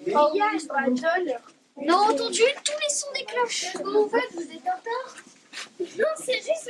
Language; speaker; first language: French; native; French